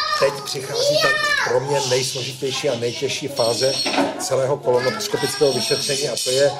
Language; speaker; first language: Czech; native; Czech